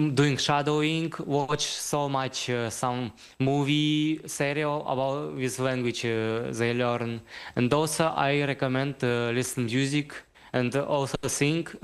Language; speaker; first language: English; non-native, learner; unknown